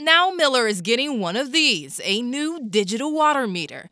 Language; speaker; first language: English; native; English